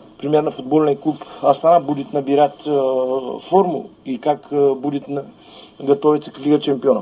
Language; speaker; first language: Russian; non-native, learner; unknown